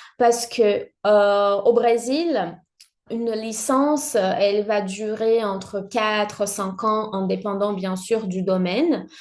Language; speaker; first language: French; non-native, fluent; Portuguese